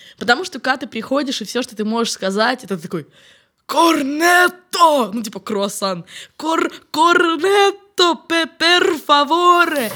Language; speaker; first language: Russian; native; Russian